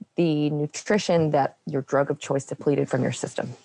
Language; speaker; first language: English; native; English